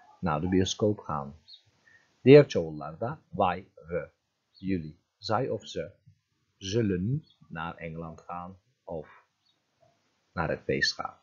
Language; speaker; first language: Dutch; non-native, fluent; Turkish